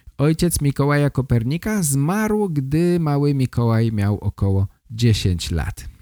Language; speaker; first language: Polish; native; Polish